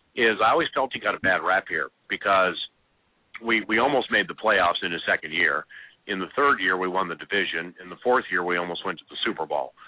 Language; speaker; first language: English; native; English